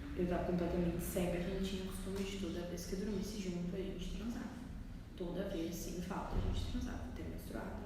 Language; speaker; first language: Portuguese; non-native, fluent; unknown